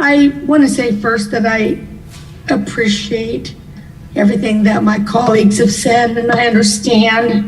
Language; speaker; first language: English; native; English